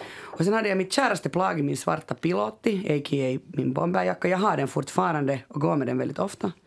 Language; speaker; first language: Swedish; native; Swedish